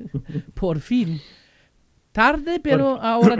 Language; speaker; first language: Spanish; non-native, fluent; German